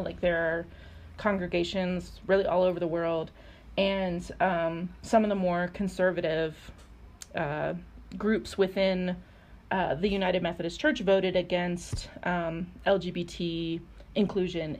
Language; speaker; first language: English; native; English